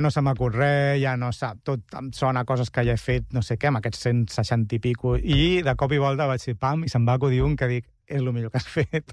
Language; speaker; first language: Catalan; native; Catalan